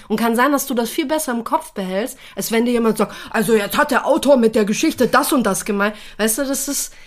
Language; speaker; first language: German; native; German